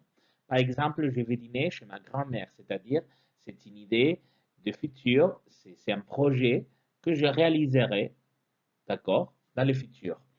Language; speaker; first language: French; non-native, fluent; Spanish